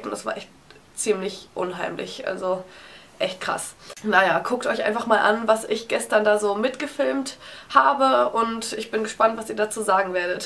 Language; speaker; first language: German; native; German